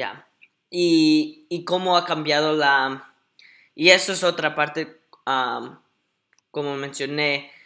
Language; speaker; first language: Spanish; early bilingual, heritage; Spanish